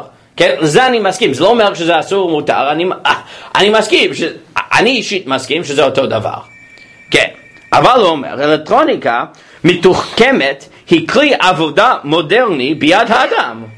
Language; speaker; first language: Hebrew; non-native, fluent; English